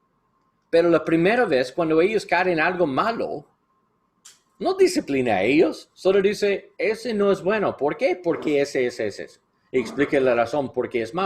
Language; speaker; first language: Spanish; non-native, learner; English